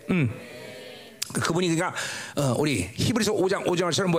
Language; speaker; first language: Korean; native; Korean